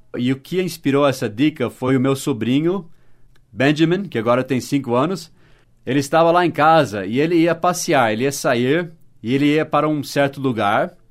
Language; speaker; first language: Portuguese; non-native, fluent; English